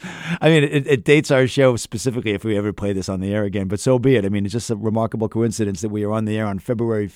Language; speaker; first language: English; native; English